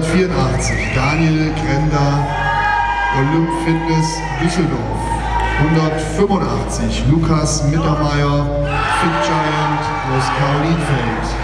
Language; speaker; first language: German; native; German